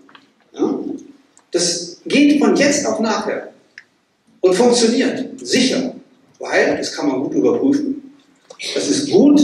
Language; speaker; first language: German; native; German